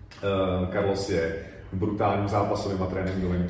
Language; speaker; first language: Czech; native; Czech